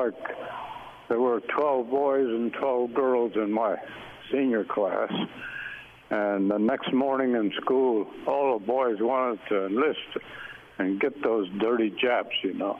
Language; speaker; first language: English; native; English